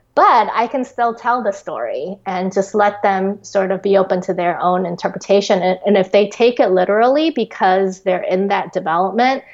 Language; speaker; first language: English; early bilingual, other home language; Chinese